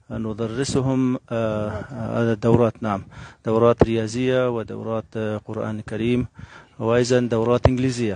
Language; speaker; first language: Arabic; non-native, fluent; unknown